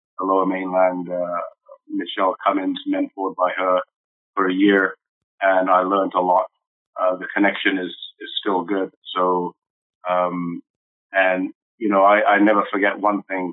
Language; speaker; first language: English; native; English